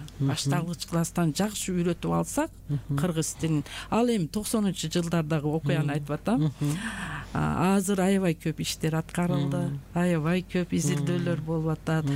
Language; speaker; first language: Kyrgyz; non-native, local second language; Uzbek